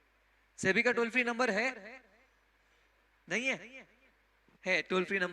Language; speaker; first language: Hindi; non-native, local second language; Gujarati